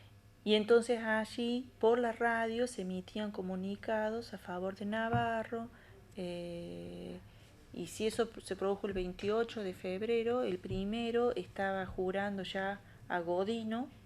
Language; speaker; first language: Spanish; native; Spanish